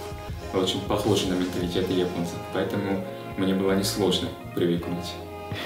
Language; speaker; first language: Russian; non-native, fluent; Japanese